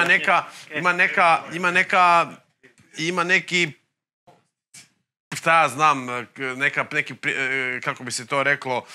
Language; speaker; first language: Croatian; native; Croatian